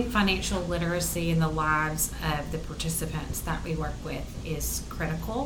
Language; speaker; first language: English; native; English